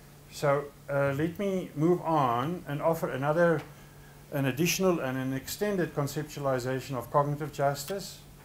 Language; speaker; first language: English; non-native, local second language; Afrikaans